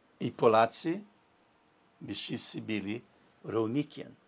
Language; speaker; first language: Polish; early bilingual, heritage; Portuguese